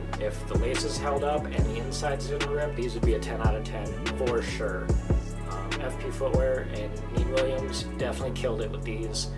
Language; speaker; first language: English; native; English